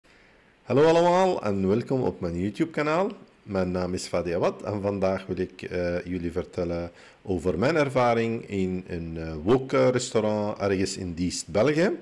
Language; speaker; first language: Dutch; non-native, fluent; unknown